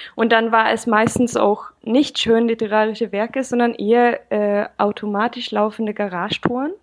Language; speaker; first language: German; non-native, fluent; Swedish